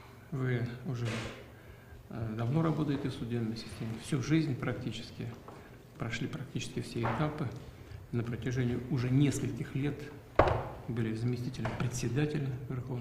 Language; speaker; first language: Russian; native; Russian